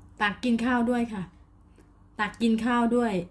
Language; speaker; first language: Thai; native; Thai